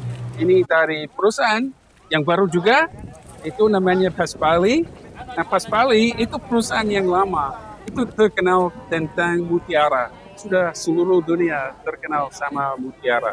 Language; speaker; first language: Indonesian; non-native, fluent; English